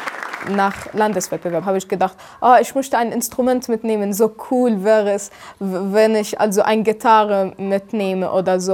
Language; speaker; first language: German; non-native, fluent; Arabic